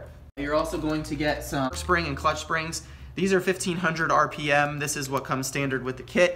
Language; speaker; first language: English; native; English